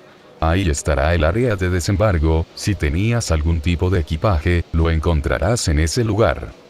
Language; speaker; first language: Spanish; native; Spanish